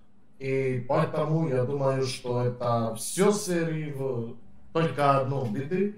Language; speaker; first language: Russian; non-native, learner; Serbian